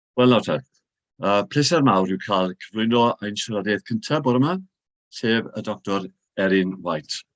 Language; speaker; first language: Welsh; native; Welsh